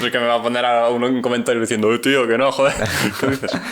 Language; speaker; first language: Spanish; native; Spanish